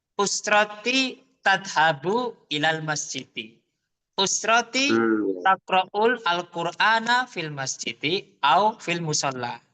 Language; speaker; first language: Arabic; non-native, learner; Indonesian